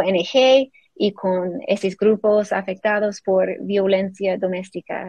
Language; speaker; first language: Spanish; non-native, fluent; English